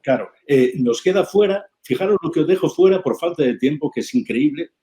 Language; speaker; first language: Spanish; native; Spanish